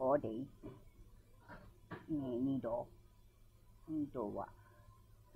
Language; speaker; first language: Cantonese; non-native, learner; Japanese